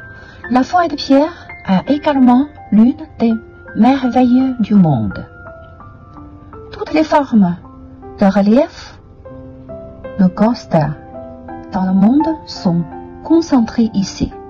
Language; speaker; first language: French; non-native, fluent; Chinese